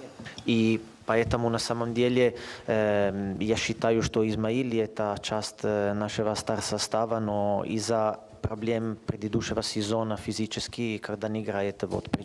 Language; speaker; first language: Russian; non-native, fluent; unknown